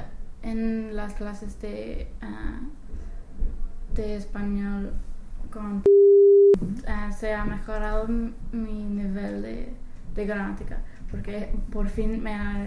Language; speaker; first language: Spanish; non-native, fluent; English